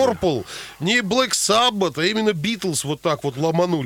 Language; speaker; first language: Russian; native; Russian